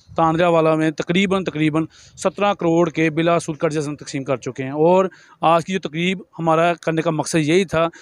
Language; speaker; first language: Urdu; non-native, local second language; Punjabi